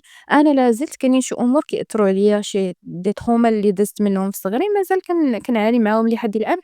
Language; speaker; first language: Arabic; native; Arabic